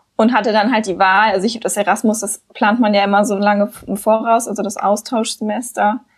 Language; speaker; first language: German; native; German